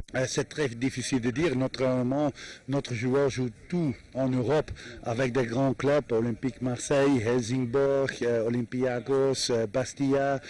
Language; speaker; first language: French; non-native, fluent; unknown